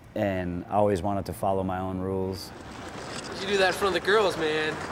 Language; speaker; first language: English; native; English